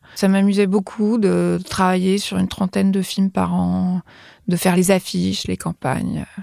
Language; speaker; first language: French; native; French